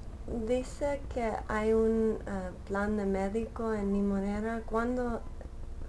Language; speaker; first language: Spanish; early bilingual, heritage; Spanish